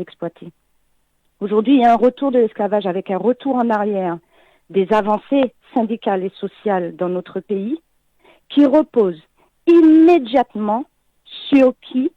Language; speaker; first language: French; native; French